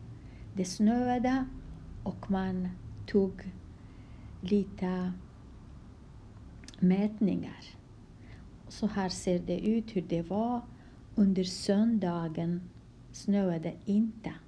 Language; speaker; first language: Swedish; non-native, fluent; Kurdish